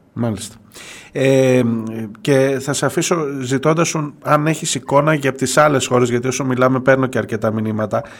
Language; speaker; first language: Greek; native; Greek